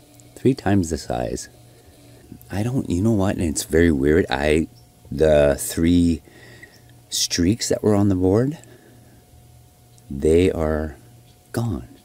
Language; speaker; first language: English; native; English